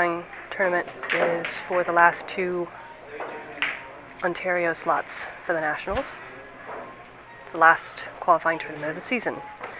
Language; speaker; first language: English; native; English